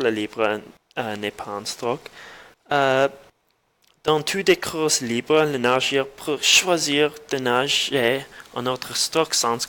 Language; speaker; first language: French; non-native, learner; English